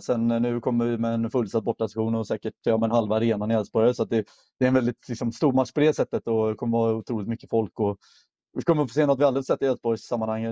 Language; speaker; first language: Swedish; native; Swedish